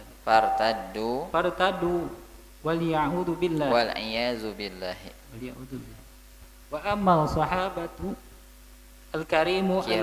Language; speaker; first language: Arabic; non-native, learner; Indonesian